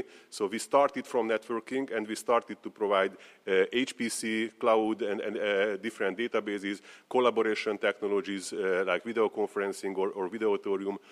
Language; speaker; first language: English; non-native, fluent; Hungarian